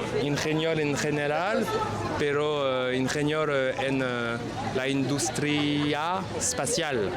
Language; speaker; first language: Spanish; non-native, learner; French